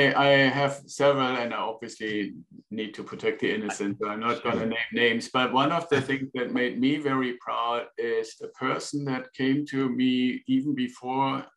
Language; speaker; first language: English; non-native, fluent; German